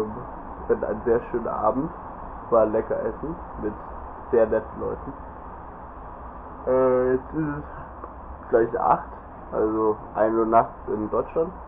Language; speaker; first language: German; native; German